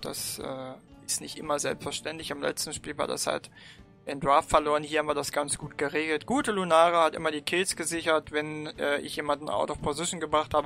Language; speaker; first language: German; native; German